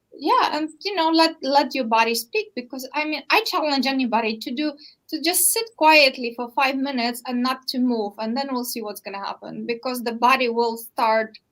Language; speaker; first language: English; non-native, fluent; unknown